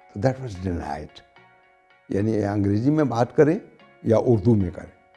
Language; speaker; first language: Urdu; non-native, local second language; Punjabi